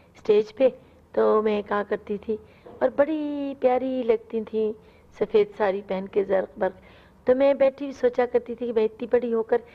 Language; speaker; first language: Urdu; non-native, local second language; Punjabi